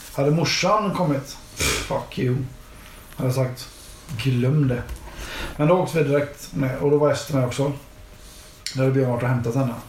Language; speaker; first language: Swedish; native; Swedish